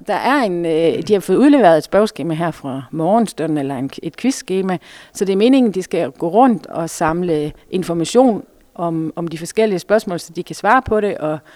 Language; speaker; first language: Danish; native; Danish